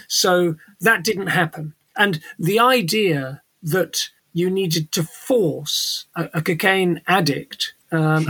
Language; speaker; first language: English; native; English